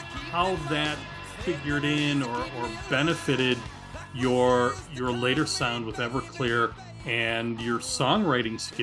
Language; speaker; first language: English; native; English